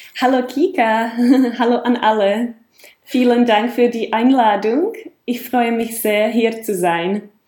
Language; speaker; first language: German; non-native, fluent; Czech